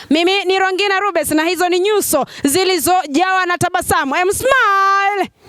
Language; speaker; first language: Swahili; native; Swahili